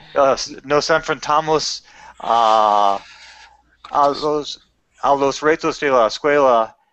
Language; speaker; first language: Spanish; non-native, learner; English